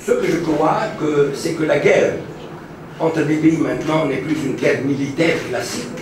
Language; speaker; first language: French; non-native, local second language; Arabic